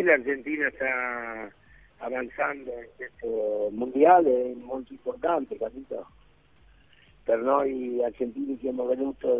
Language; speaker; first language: Italian; non-native, fluent; Spanish